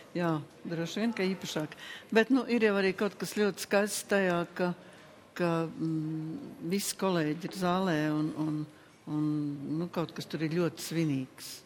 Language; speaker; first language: Latvian; native; Latvian